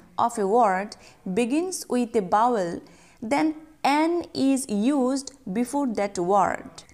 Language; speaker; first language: English; non-native, local second language; Bangla